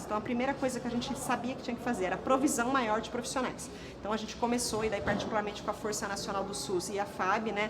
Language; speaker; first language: Portuguese; native; Portuguese